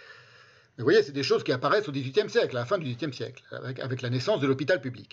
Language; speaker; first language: French; native; French